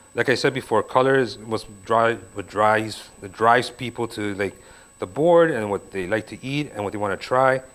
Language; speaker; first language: English; native; English